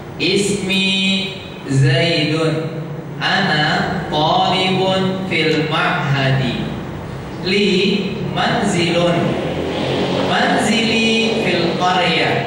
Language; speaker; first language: Arabic; non-native, fluent; Indonesian